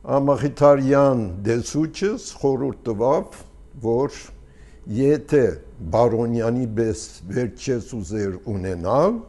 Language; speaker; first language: Armenian; early bilingual, heritage; Armenian